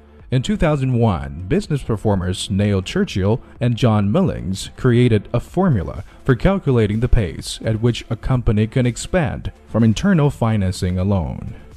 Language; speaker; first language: English; non-native, fluent; Chinese